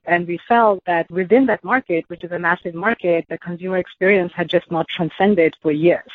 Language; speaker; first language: English; non-native, local second language; Hindi